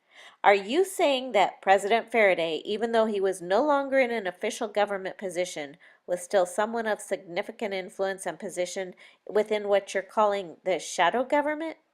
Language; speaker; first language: English; native; English